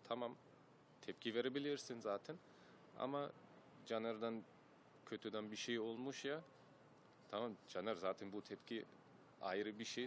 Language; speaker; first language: Turkish; early bilingual, heritage; German